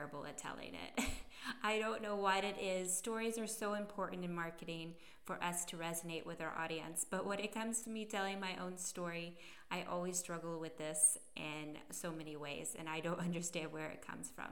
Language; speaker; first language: English; native; English